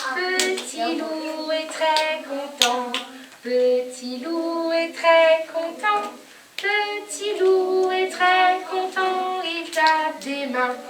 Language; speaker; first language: French; native; French